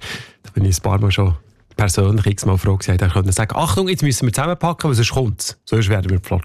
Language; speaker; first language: German; native; German